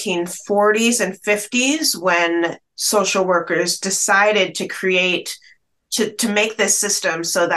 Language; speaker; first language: English; native; English